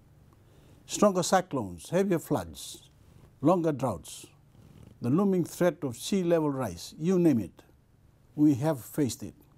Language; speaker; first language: English; non-native, local second language; Fijian